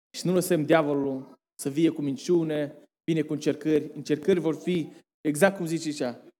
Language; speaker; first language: Romanian; early bilingual, heritage; Romanian